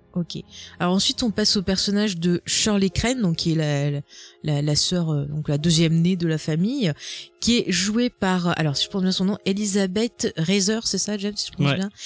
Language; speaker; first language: French; native; French